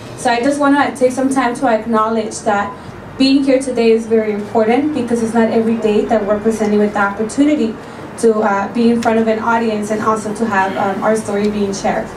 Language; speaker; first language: English; early bilingual, other home language; Spanish